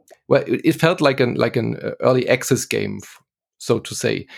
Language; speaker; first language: English; non-native, fluent; German